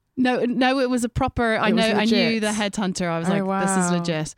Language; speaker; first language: English; native; English